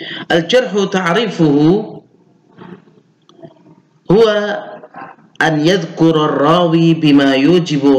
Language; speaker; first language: Arabic; non-native, fluent; Indonesian